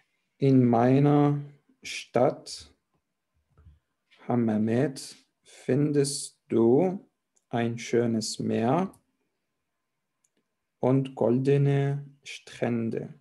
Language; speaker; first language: German; non-native, fluent; Arabic